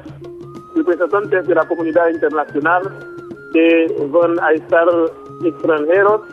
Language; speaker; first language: Spanish; non-native, local second language; Haitian Creole